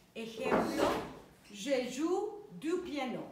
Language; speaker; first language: French; non-native, fluent; Spanish